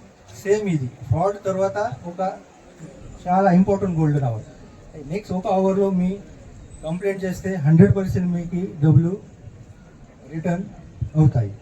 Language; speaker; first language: Telugu; non-native, learner; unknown